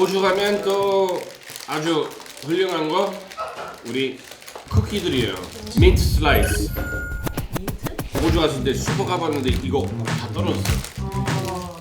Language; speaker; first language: Korean; non-native, fluent; English